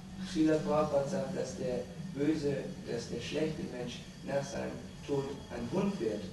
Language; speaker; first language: German; native; German